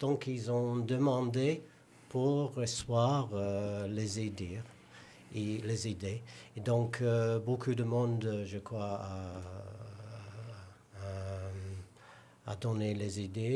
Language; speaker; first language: French; non-native, learner; English